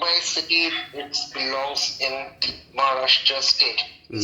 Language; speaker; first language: English; non-native, local second language; Bangla